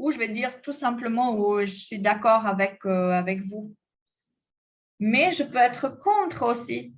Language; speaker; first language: French; non-native, fluent; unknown